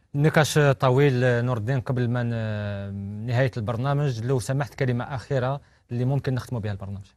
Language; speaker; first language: Arabic; native; Arabic